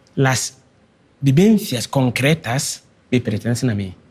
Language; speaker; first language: Spanish; non-native, fluent; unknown